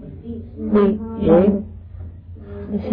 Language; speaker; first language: French; non-native, learner; English